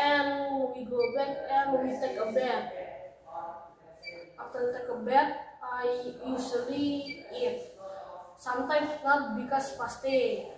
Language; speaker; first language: English; non-native, learner; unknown